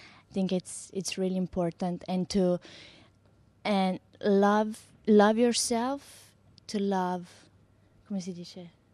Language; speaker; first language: English; non-native, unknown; Italian